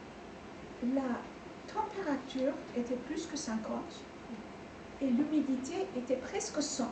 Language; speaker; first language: French; non-native, fluent; Persian